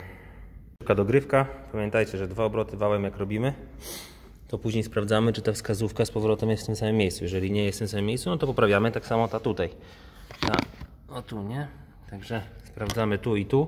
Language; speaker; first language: Polish; native; Polish